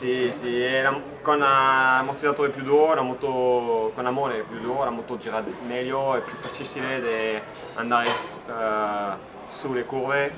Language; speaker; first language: Italian; non-native, learner; French